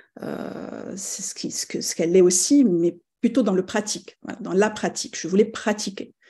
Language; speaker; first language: French; non-native, local second language; Arabic